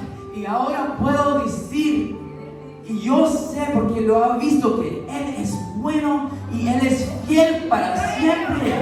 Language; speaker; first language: Spanish; early bilingual, heritage; Spanish